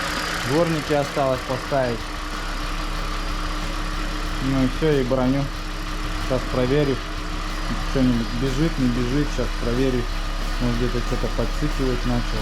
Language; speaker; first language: Russian; native; Russian